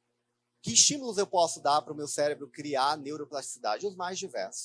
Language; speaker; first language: Portuguese; native; Portuguese